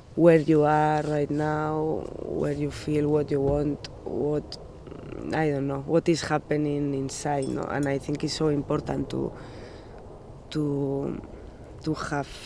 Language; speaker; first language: English; non-native, learner; Spanish